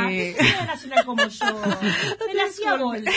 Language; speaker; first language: Spanish; native; Spanish